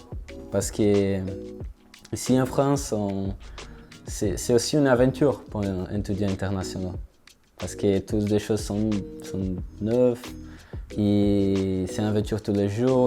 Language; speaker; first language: French; non-native, learner; Portuguese